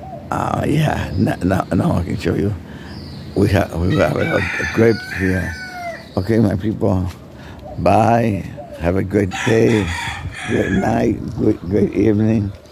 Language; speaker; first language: English; non-native, local second language; Spanish